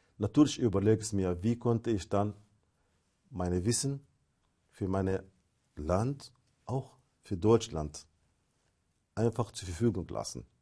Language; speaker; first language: German; non-native, fluent; Arabic